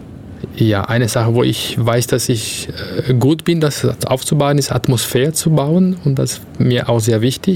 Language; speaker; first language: German; non-native, fluent; Italian